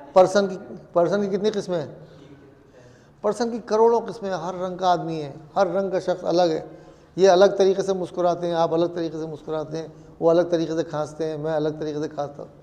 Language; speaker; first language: Urdu; native; Urdu